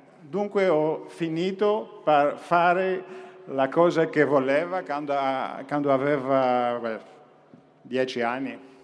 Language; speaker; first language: Italian; non-native, learner; Greek